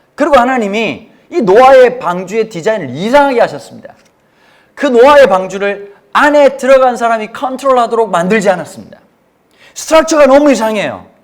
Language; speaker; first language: Korean; native; Korean